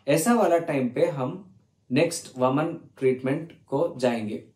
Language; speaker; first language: Hindi; non-native, learner; Tamil